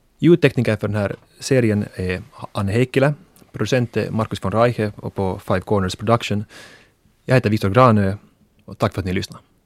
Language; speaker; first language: Swedish; native; Swedish